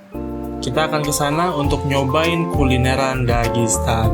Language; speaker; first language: Indonesian; native; Indonesian